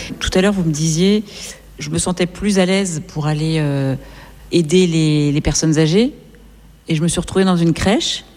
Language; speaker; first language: French; native; French